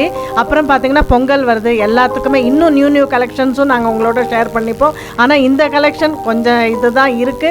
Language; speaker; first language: Tamil; native; Tamil